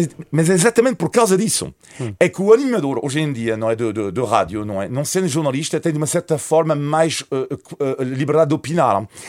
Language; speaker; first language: Portuguese; non-native, fluent; French